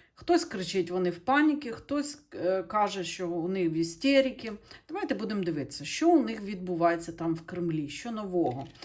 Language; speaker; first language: Ukrainian; non-native, local second language; Russian